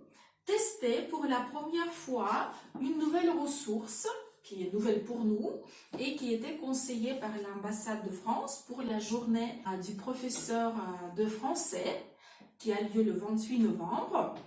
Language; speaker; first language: French; non-native, fluent; Russian